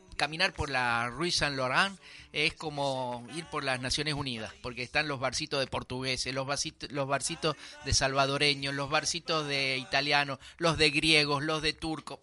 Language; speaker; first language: Spanish; native; Spanish